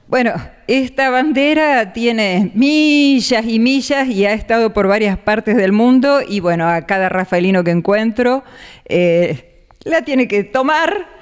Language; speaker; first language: Spanish; native; Spanish